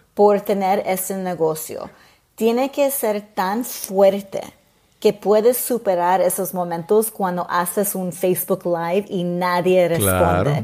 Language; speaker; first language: Spanish; early bilingual, heritage; Spanish